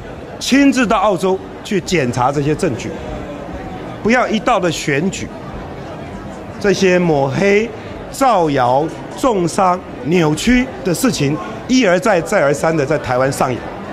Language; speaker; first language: Chinese; native; Chinese